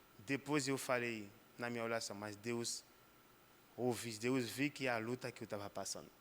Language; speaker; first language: Portuguese; non-native, fluent; Haitian Creole